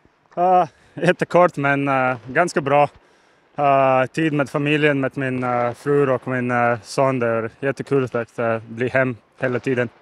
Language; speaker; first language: Swedish; non-native, learner; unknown